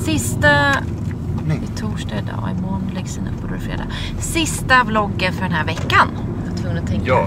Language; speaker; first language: Swedish; native; Swedish